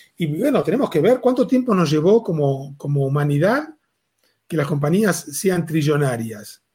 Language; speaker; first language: Spanish; native; Spanish